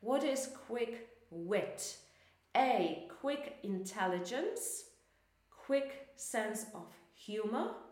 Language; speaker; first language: English; non-native, fluent; Polish